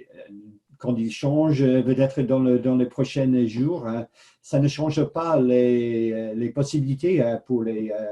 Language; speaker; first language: French; non-native, fluent; English